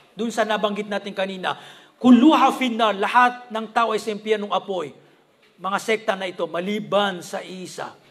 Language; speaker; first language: Filipino; non-native, local second language; Maranao